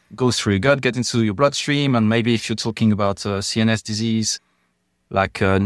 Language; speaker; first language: English; non-native, fluent; French